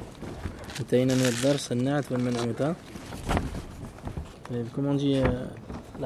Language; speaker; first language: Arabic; non-native, fluent; French